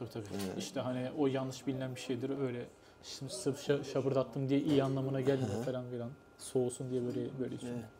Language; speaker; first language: Turkish; native; Turkish